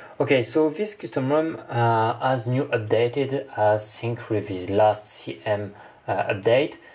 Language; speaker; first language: English; non-native, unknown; French